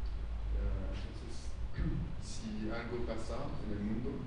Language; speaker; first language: Spanish; non-native, fluent; French